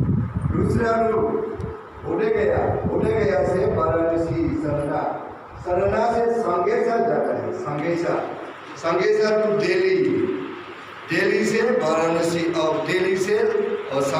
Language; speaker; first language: Hindi; non-native, fluent; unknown